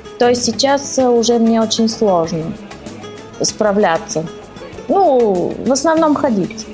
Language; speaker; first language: Russian; early bilingual, heritage; Russian